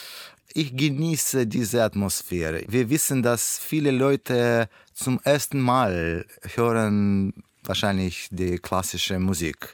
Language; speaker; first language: German; non-native, learner; Russian